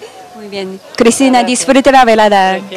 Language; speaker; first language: Spanish; non-native, learner; Japanese